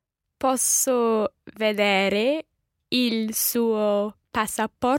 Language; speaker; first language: Italian; non-native, learner; English